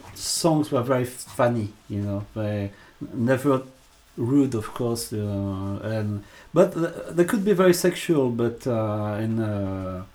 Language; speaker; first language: English; non-native, fluent; French